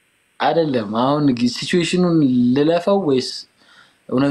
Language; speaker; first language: Amharic; native; Amharic